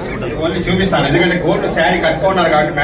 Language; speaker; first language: Telugu; native; Telugu